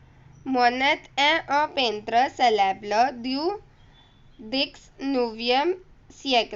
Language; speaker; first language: French; non-native, learner; Hindi